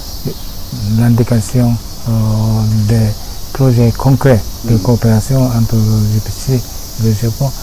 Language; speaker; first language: French; non-native, fluent; Japanese